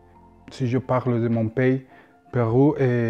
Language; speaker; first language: French; non-native, learner; Spanish